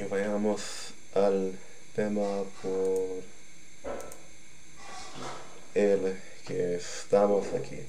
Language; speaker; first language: Spanish; non-native, learner; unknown